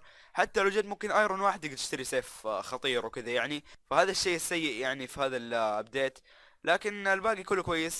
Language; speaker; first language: Arabic; native; Arabic